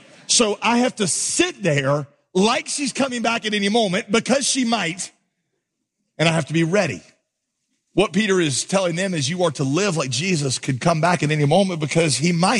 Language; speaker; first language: English; native; English